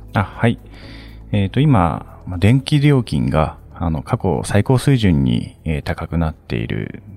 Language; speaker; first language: Japanese; native; Japanese